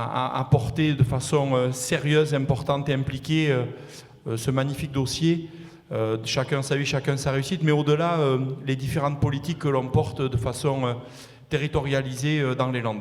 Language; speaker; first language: French; native; French